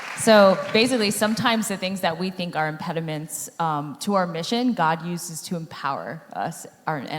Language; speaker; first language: English; native; English